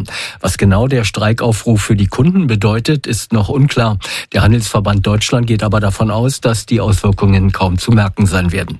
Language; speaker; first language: German; native; German